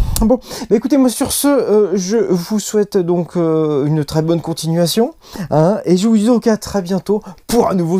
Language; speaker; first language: French; native; French